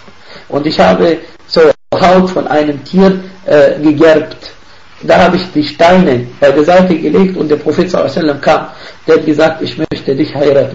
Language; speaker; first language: German; non-native, fluent; Arabic